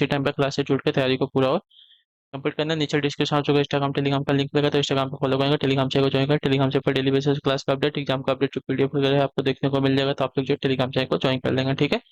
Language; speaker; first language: Hindi; native; Hindi